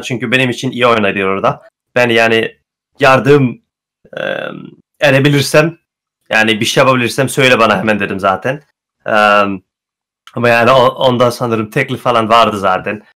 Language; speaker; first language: Turkish; early bilingual, heritage; Turkish